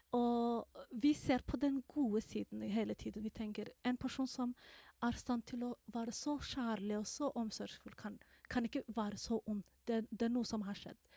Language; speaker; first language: Norwegian; non-native, fluent; Somali